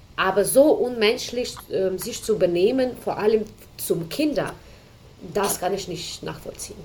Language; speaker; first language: German; non-native, fluent; Ukrainian